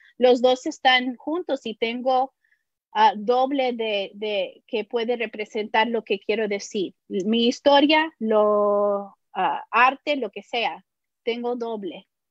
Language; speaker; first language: Spanish; early bilingual, heritage; Spanish